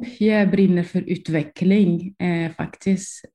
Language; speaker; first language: Swedish; non-native, fluent; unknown